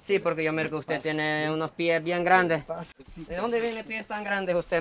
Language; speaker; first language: Spanish; non-native, fluent; English